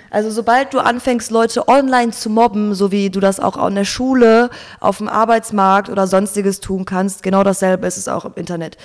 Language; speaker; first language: German; native; German